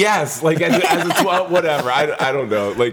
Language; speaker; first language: English; native; English